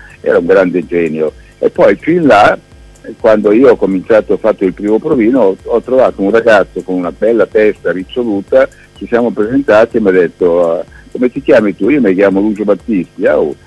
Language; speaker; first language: Italian; native; Italian